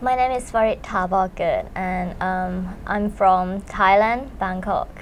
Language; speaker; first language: English; non-native, fluent; Thai